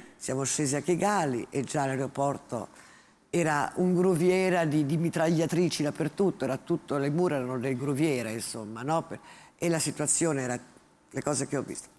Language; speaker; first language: Italian; native; Italian